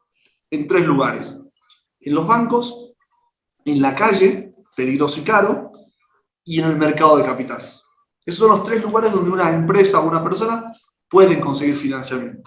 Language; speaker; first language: Spanish; native; Spanish